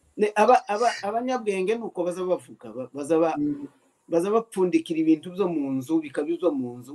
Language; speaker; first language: Kinyarwanda; native; Kinyarwanda